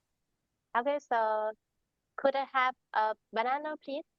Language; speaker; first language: English; non-native, learner; Vietnamese